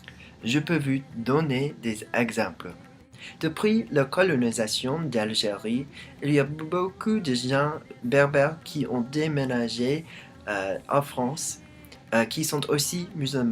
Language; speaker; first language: French; non-native, learner; English